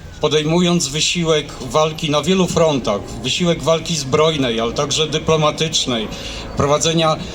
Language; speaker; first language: Polish; native; Polish